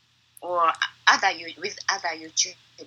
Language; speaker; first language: English; non-native, learner; Japanese